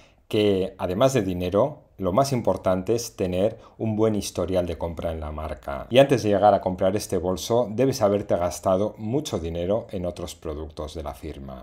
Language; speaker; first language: Spanish; native; Spanish